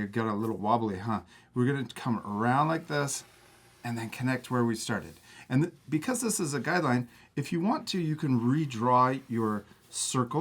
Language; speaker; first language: English; native; English